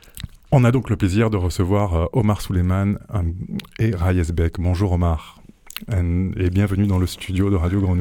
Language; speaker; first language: French; native; French